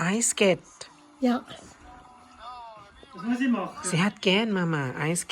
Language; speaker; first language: German; non-native, learner; Thai